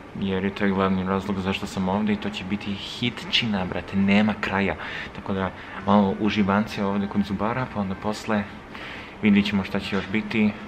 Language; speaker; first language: Serbian; early bilingual, heritage; Serbian